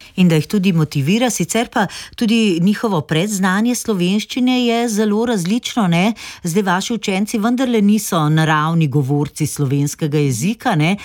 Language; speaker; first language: Slovenian; native; Slovenian